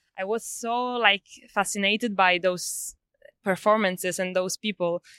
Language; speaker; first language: English; non-native, fluent; Italian